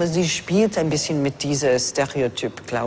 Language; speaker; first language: German; non-native, fluent; English